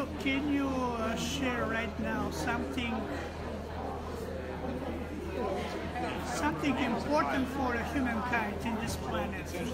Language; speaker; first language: English; non-native, learner; Bulgarian